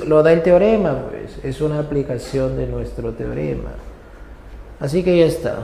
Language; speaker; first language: Spanish; native; Spanish